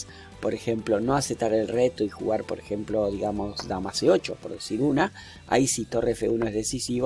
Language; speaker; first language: Spanish; native; Spanish